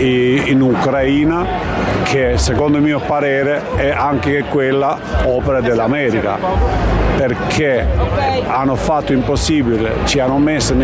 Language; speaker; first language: Italian; non-native, fluent; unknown